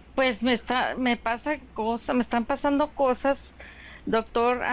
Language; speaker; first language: Spanish; native; Spanish